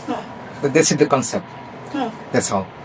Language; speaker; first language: English; non-native, fluent; Indonesian